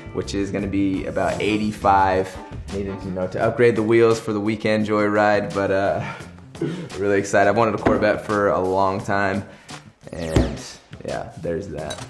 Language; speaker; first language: English; native; English